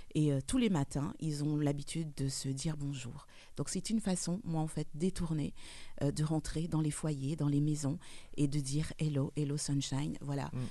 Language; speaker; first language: French; native; French